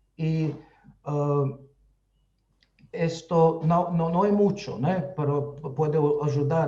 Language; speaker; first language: Spanish; non-native, fluent; Slovenian